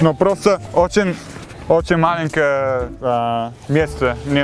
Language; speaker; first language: Russian; non-native, learner; Bulgarian